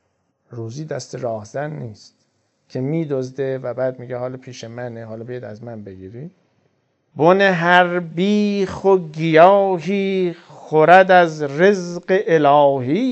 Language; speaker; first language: Persian; native; Persian